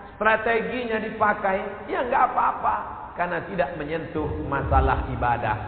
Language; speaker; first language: Indonesian; native; Indonesian